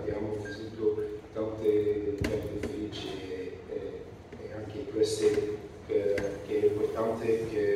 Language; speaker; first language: Italian; non-native, learner; Dutch